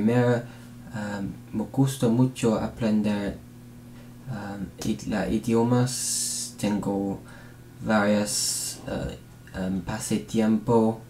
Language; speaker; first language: Spanish; non-native, learner; English